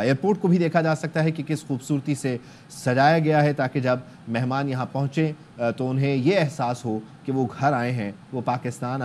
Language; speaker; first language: Urdu; native; Urdu